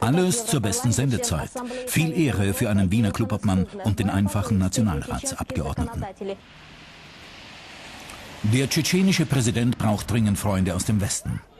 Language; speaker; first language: German; native; German